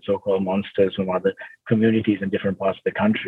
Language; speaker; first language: English; non-native, local second language; Sinhala